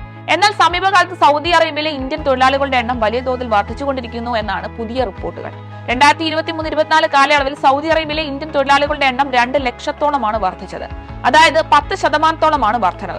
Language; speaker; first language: Malayalam; native; Malayalam